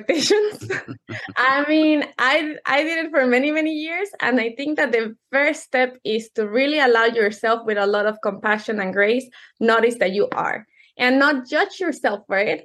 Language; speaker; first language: English; non-native, fluent; Spanish